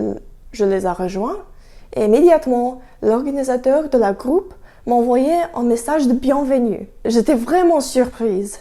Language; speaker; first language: French; non-native, learner; Russian